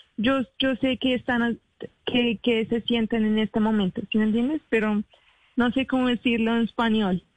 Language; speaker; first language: Spanish; non-native, learner; Arabic